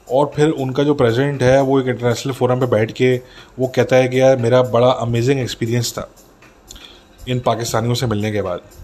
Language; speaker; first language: Urdu; native; Urdu